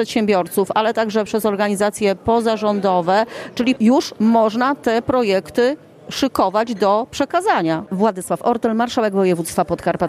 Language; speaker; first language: Polish; native; Polish